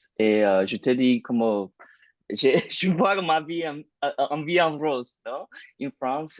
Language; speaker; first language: French; non-native, fluent; English